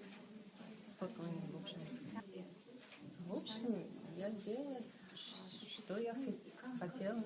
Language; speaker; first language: Russian; non-native, learner; English